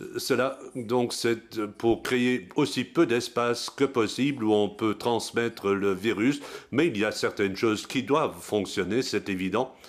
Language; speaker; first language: French; non-native, local second language; Luxembourgish